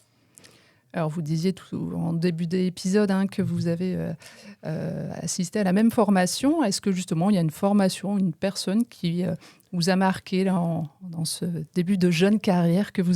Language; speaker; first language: French; native; French